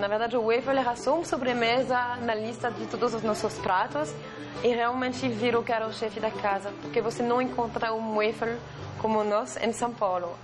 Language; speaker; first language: Portuguese; non-native, fluent; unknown